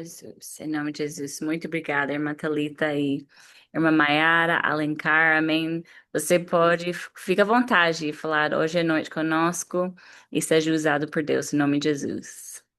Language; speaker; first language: Portuguese; non-native, fluent; English